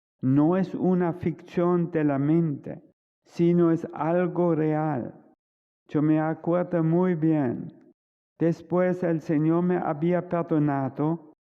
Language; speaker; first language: Spanish; non-native, fluent; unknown